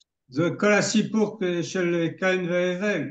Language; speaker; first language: Hebrew; non-native, fluent; French